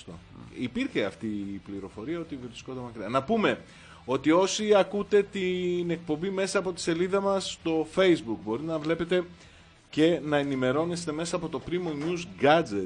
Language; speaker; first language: Greek; native; Greek